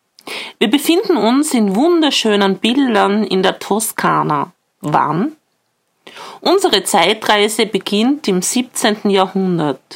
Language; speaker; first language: German; native; German